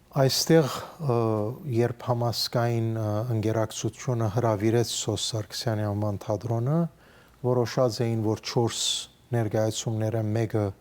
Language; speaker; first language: Armenian; early bilingual, heritage; Armenian